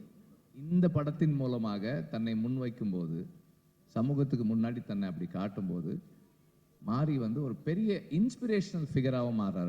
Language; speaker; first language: Tamil; native; Tamil